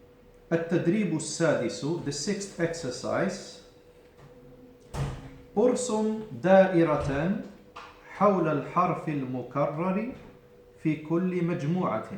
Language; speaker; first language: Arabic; non-native, fluent; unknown